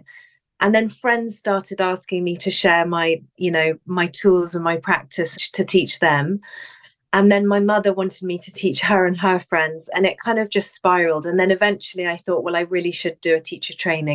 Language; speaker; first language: English; native; English